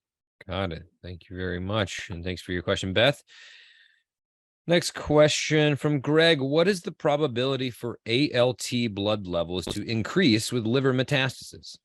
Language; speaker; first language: English; native; English